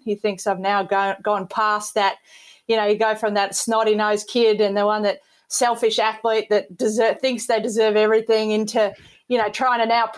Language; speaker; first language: English; native; English